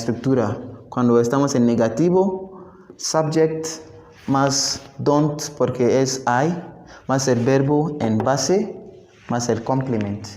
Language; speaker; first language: Spanish; non-native, fluent; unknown